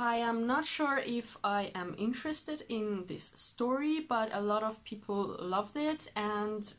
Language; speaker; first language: English; non-native, fluent; Persian